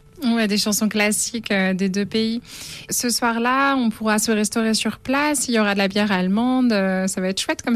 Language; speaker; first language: French; native; French